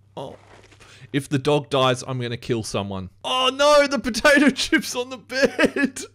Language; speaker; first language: English; native; English